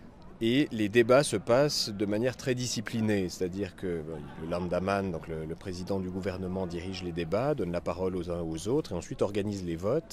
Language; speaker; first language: French; native; French